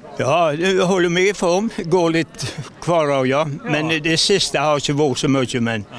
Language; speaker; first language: Norwegian; native; Norwegian